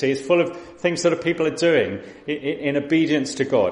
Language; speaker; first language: English; native; English